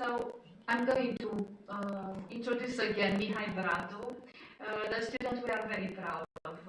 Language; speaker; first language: English; non-native, fluent; Romanian